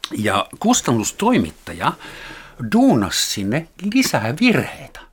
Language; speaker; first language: Finnish; non-native, fluent; German